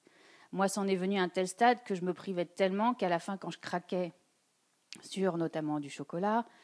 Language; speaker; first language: French; native; French